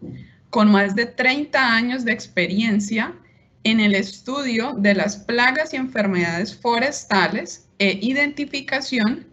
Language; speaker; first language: Spanish; native; Spanish